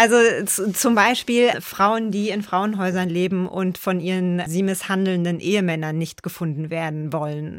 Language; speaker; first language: German; native; German